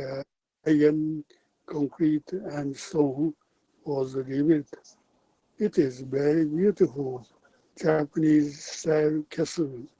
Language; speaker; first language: English; non-native, learner; Japanese